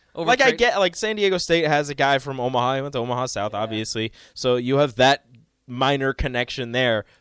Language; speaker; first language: English; native; English